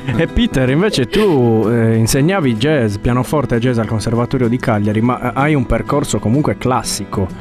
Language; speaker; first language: Italian; native; Italian